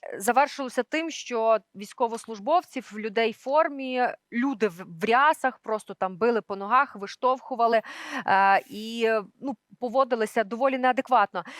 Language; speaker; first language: Ukrainian; native; Ukrainian